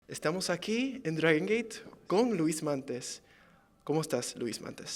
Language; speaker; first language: Spanish; early bilingual, heritage; English